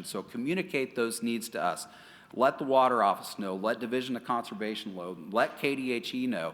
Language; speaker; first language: English; native; English